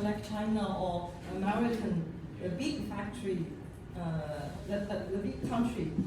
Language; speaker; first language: English; non-native, learner; Chinese